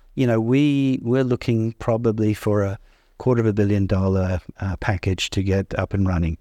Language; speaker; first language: English; native; English